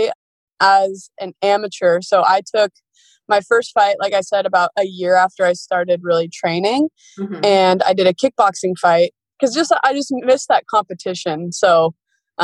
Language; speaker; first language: English; native; English